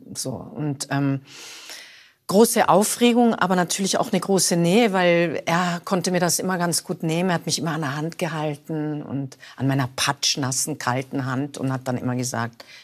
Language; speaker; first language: German; native; German